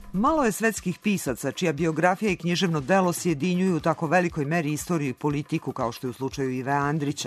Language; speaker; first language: Serbian; native; Serbian